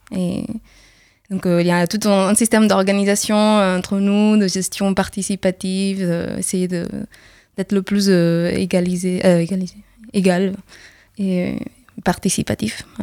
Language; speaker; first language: French; non-native, fluent; Spanish